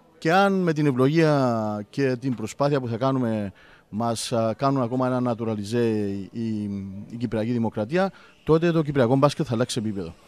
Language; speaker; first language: Greek; native; Greek